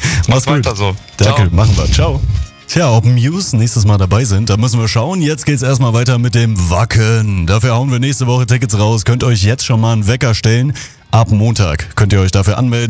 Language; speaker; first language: German; native; German